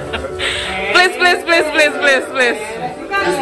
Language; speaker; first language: English; non-native, learner; Indonesian